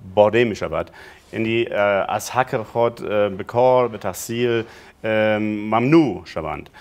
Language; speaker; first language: Persian; non-native, fluent; German